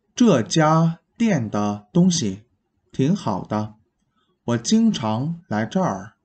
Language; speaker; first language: Chinese; non-native, fluent; Vietnamese